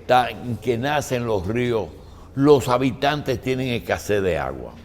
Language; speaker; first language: Spanish; native; Spanish